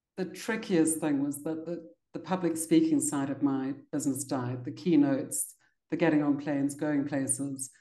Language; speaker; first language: English; native; English